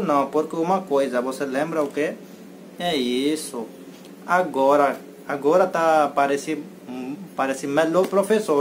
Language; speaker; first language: Portuguese; non-native, learner; Hindi